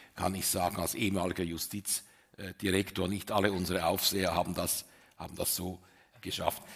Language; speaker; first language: German; native; German